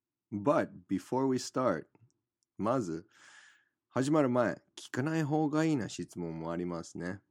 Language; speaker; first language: Japanese; non-native, fluent; English